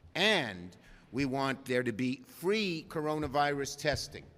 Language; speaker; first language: English; native; English